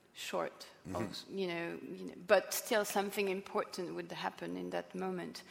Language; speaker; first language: English; non-native, fluent; French